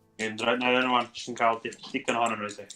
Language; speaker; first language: Welsh; native; Welsh